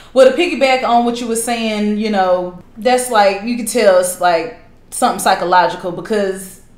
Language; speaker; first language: English; native; English